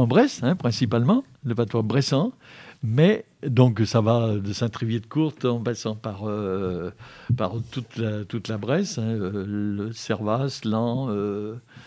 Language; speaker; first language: French; native; French